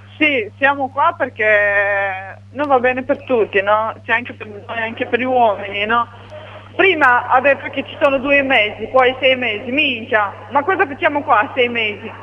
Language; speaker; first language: Italian; non-native, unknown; Romanian